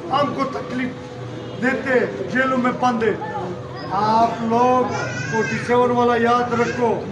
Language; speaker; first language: Urdu; non-native, local second language; Pashto